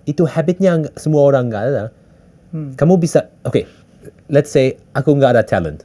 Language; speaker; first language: Indonesian; early bilingual, heritage; English